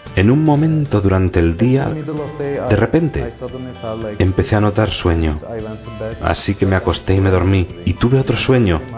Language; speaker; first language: Spanish; non-native, fluent; Turkish